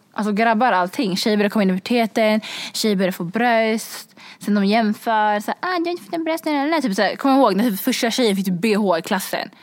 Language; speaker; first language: Swedish; early bilingual, other home language; Kurdish